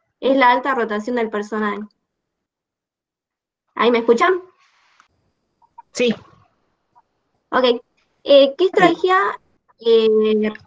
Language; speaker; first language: Spanish; native; Spanish